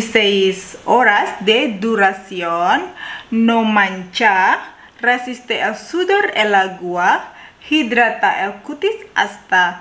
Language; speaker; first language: Spanish; non-native, learner; Indonesian